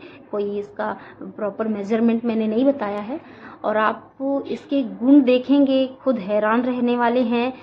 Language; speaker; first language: Hindi; native; Hindi